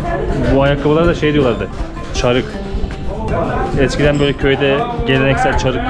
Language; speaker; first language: Turkish; native; Turkish